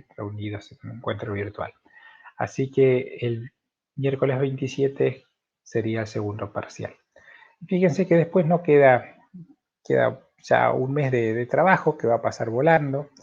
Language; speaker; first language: Spanish; native; Spanish